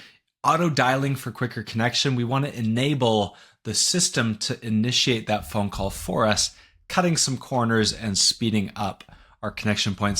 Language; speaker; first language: English; native; English